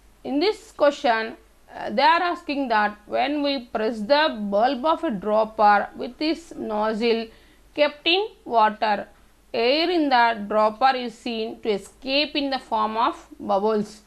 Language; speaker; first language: English; non-native, local second language; Telugu